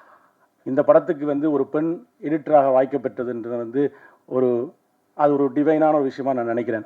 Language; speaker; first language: Tamil; native; Tamil